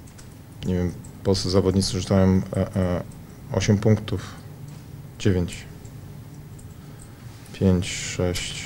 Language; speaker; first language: Polish; native; Polish